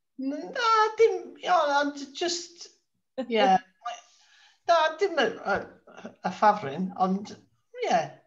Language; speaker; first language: Welsh; non-native, learner; English